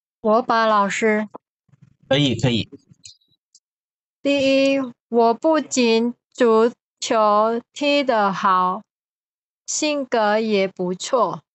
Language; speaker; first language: Chinese; non-native, learner; Indonesian